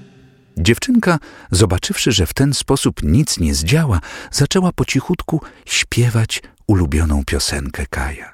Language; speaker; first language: Polish; native; Polish